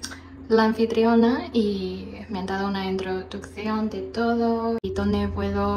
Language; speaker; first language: Spanish; non-native, fluent; Chinese